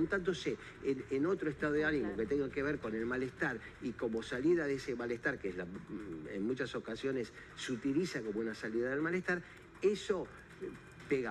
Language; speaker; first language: Spanish; native; Spanish